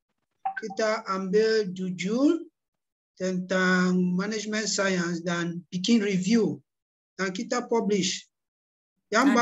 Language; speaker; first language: Indonesian; non-native, learner; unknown